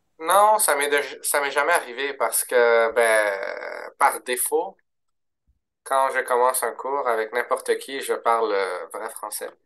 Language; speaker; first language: French; early bilingual, other home language; Arabic